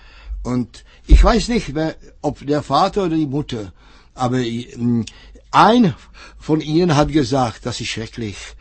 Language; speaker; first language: German; non-native, fluent; Czech